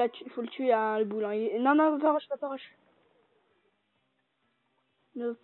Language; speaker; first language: French; native; French